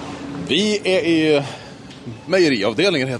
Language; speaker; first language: Swedish; native; Swedish